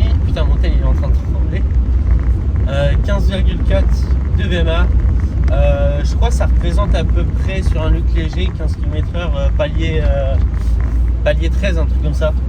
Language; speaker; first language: French; native; French